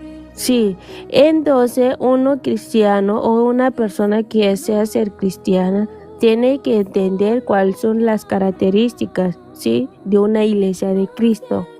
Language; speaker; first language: Spanish; non-native, fluent; Portuguese